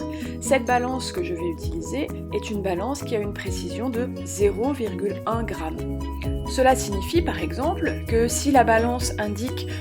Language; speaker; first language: French; native; French